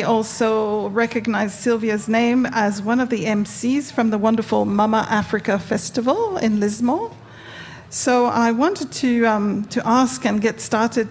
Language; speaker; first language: English; non-native, fluent; Amharic